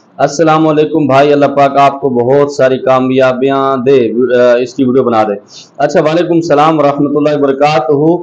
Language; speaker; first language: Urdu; non-native, local second language; Pashto